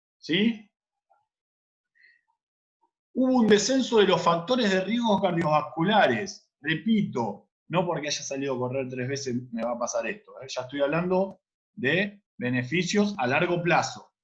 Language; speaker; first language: Spanish; native; Spanish